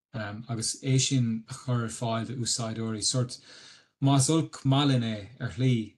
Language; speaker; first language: Irish; native; Irish